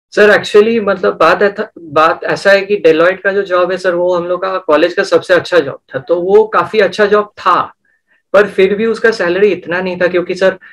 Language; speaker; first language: Hindi; non-native, local second language; Bangla